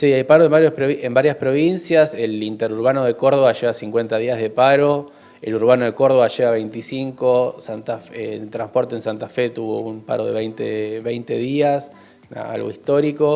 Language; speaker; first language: Spanish; native; Spanish